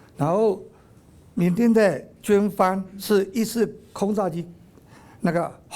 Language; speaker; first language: Chinese; non-native, fluent; Burmese